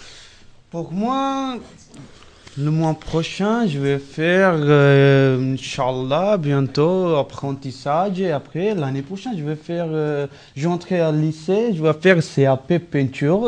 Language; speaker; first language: French; non-native, learner; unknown